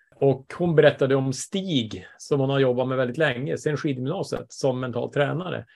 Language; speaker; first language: Swedish; native; Swedish